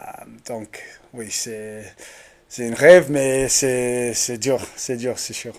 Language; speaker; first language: French; non-native, learner; English